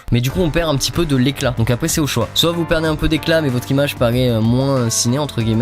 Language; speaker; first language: French; native; French